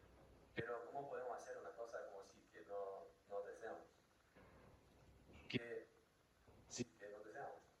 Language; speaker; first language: Spanish; non-native, fluent; English